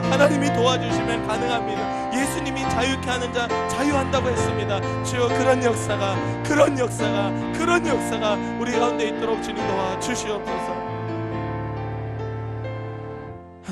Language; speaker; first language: Korean; native; Korean